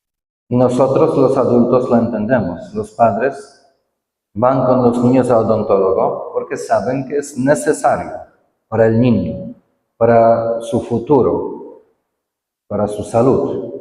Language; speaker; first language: Spanish; non-native, fluent; Polish